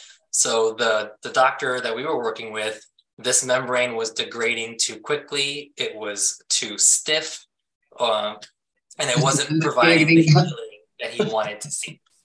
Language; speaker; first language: English; native; English